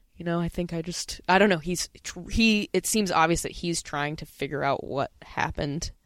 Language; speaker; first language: English; native; English